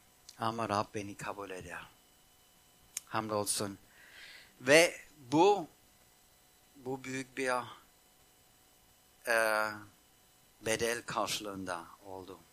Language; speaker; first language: Turkish; non-native, fluent; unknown